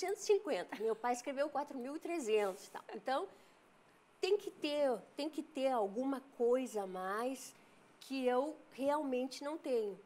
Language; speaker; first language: Portuguese; native; Portuguese